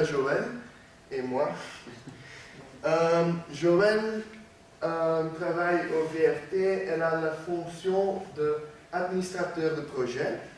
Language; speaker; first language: French; non-native, learner; Dutch